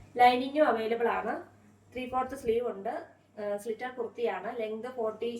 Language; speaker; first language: Malayalam; native; Malayalam